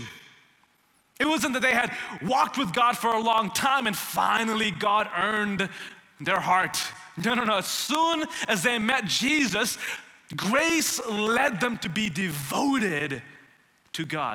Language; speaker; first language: English; non-native, local second language; Malayalam